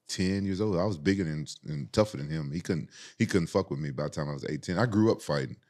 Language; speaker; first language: English; native; English